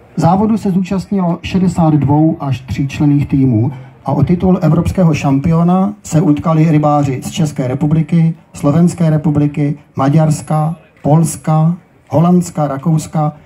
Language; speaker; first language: Czech; native; Czech